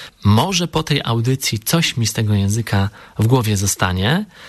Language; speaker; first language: Polish; native; Polish